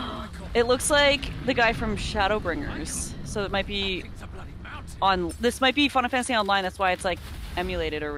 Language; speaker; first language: English; native; English